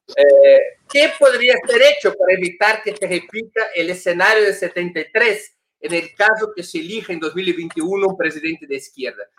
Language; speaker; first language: Spanish; non-native, fluent; Portuguese